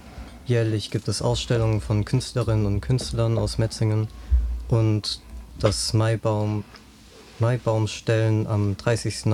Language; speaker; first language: German; native; German